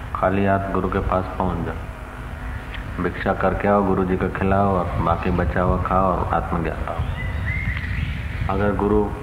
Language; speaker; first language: Hindi; non-native, local second language; Sindhi